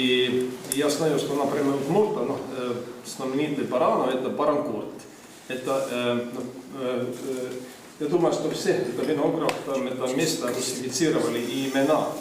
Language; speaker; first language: Russian; non-native, fluent; Estonian